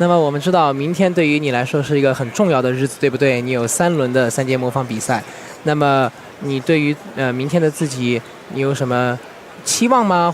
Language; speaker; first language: Chinese; native; Chinese